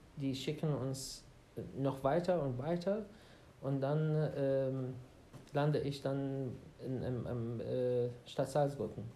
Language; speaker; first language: German; non-native, fluent; Arabic